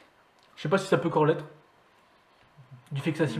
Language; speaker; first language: French; native; French